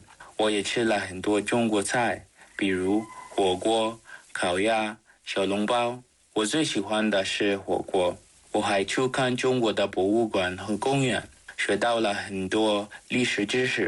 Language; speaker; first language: Chinese; non-native, learner; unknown